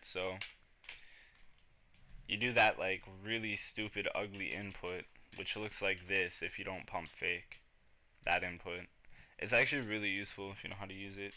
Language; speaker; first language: English; native; English